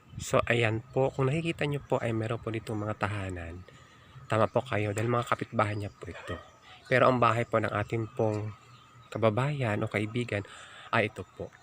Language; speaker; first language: Filipino; non-native, local second language; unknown